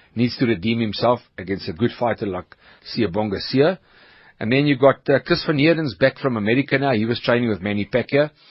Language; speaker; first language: English; native; English